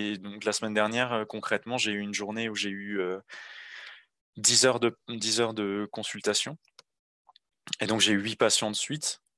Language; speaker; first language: French; native; French